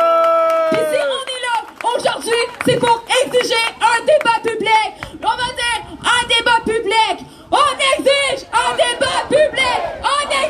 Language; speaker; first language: French; native; French